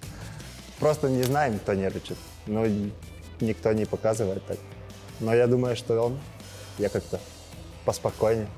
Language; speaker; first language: Russian; non-native, learner; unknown